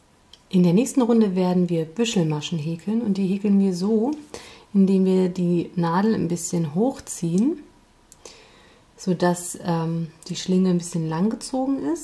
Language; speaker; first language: German; native; German